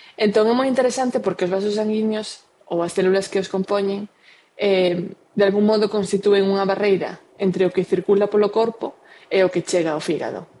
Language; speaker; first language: Galician; non-native, local second language; Spanish